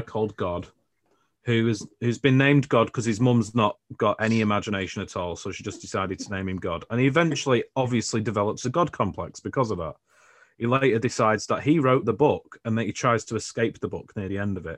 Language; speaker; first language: English; native; English